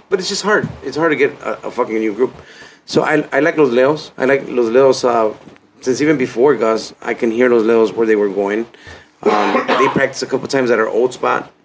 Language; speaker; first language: English; early bilingual, other home language; Spanish